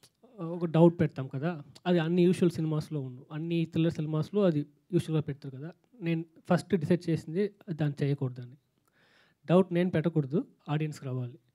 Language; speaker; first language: Telugu; non-native, learner; Tamil